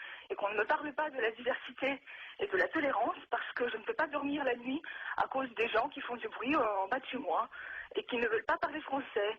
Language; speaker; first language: French; non-native, fluent; Russian